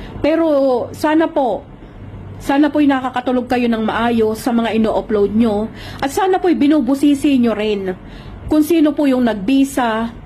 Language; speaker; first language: Filipino; native; Filipino